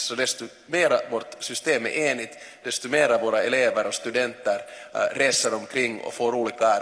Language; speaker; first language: Swedish; native; Swedish